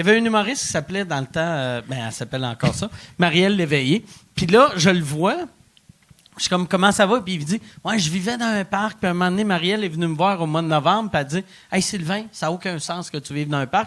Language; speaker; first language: French; native; French